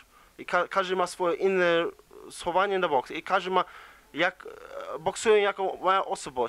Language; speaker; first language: Polish; early bilingual, heritage; English